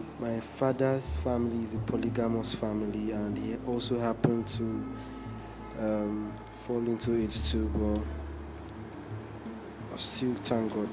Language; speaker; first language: English; non-native, local second language; Igbo